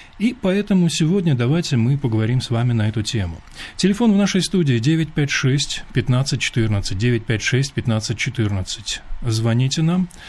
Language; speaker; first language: Russian; native; Russian